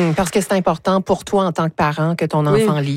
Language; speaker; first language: French; native; French